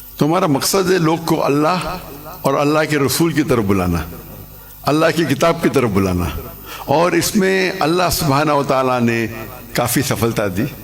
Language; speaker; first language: Urdu; non-native, local second language; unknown